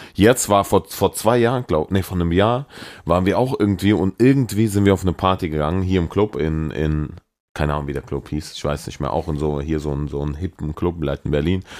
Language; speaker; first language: German; early bilingual, other home language; Russian